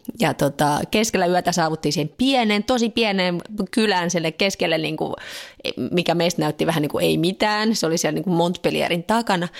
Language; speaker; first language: Finnish; native; Finnish